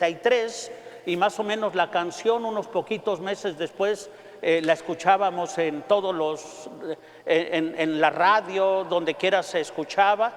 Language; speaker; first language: Spanish; native; Spanish